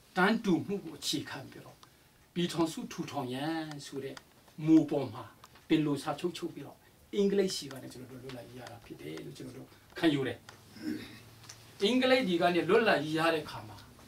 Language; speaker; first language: Burmese; non-native, local second language; Tedim Chin